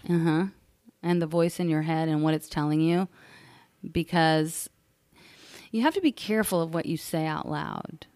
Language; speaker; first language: English; native; English